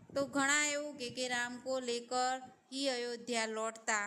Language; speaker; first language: Hindi; non-native, local second language; Gujarati